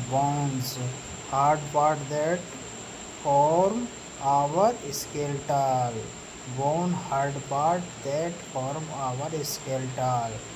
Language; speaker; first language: Hindi; native; Hindi